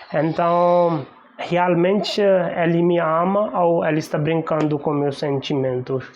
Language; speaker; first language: Portuguese; non-native, learner; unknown